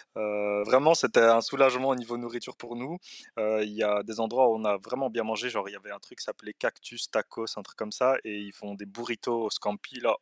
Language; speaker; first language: French; early bilingual, other home language; Arabic